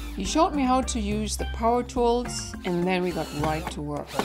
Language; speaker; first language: English; non-native, fluent; German